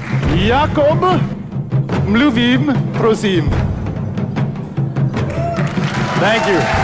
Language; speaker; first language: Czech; non-native, learner; English